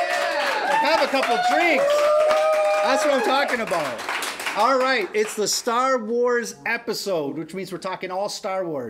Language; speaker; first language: English; native; English